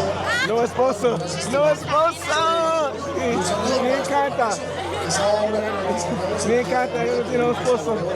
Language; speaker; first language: Spanish; non-native, learner; English